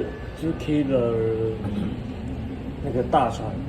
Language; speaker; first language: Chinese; native; Chinese